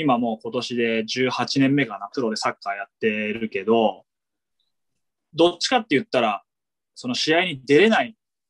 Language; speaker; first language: Japanese; native; Japanese